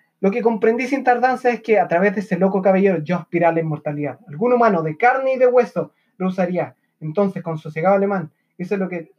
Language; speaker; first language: Spanish; native; Spanish